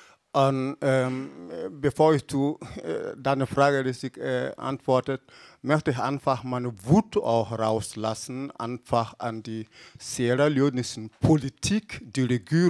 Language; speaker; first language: German; non-native, fluent; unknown